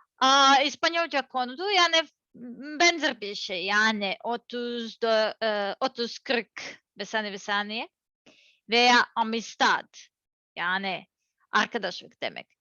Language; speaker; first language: Turkish; non-native, learner; Serbian